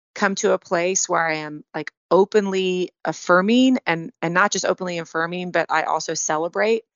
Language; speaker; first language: English; native; English